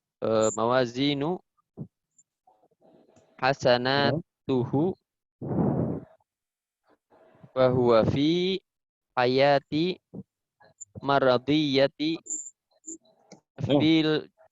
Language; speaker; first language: Arabic; non-native, learner; Indonesian